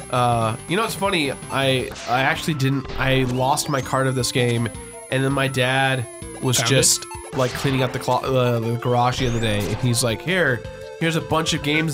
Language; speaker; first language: English; native; English